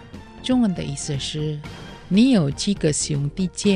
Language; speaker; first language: Chinese; non-native, learner; Indonesian